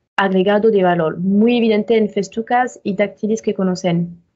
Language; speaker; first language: Spanish; non-native, fluent; French